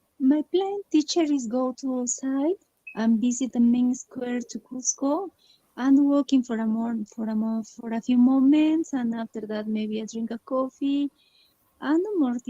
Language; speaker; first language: English; non-native, learner; Spanish